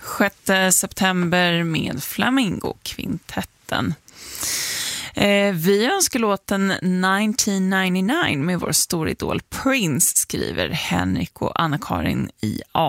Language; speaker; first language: Swedish; native; Swedish